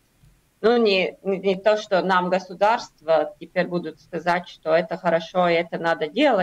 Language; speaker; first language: Russian; non-native, local second language; Latvian